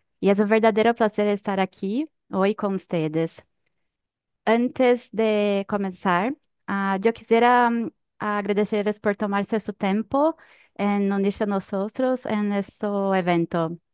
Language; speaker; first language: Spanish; non-native, fluent; Portuguese